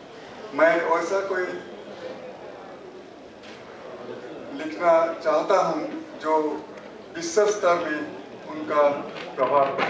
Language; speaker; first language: Hindi; non-native, local second language; Odia